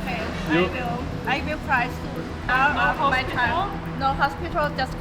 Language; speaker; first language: English; non-native, fluent; Thai